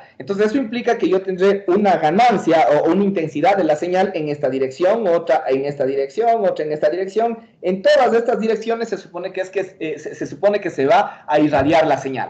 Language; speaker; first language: Spanish; native; Spanish